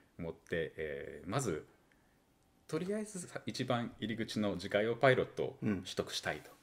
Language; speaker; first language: Japanese; native; Japanese